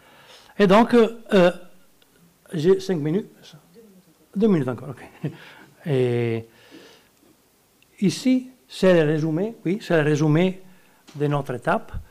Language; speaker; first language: French; non-native, learner; Italian